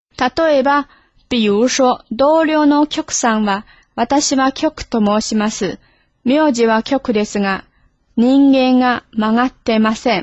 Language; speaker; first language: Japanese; non-native, fluent; Chinese